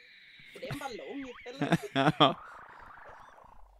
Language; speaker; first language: Swedish; native; Swedish